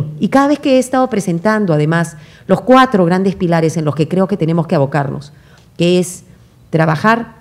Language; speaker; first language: Spanish; native; Spanish